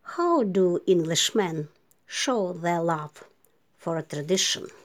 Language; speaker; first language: English; non-native, fluent; Ukrainian